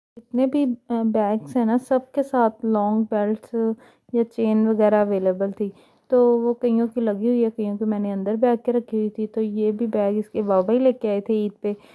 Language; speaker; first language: Urdu; native; Urdu